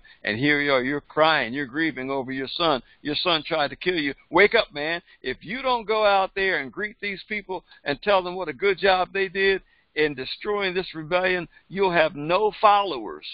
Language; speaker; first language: English; native; English